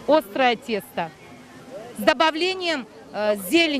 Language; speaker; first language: Russian; non-native, local second language; Tajik